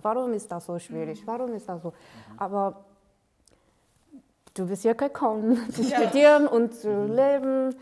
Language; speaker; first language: German; non-native, fluent; Korean